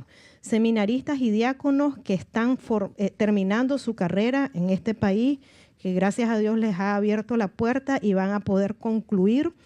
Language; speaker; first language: Spanish; native; Spanish